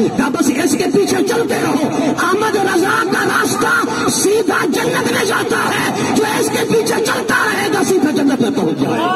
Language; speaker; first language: Urdu; native; Urdu